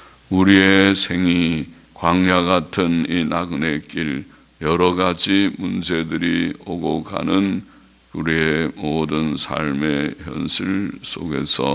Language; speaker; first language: Korean; native; Korean